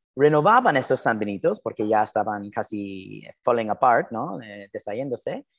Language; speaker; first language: Spanish; non-native, fluent; English